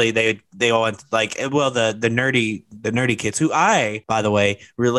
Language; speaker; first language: English; native; English